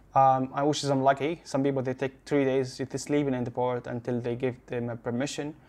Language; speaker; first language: English; non-native, learner; Arabic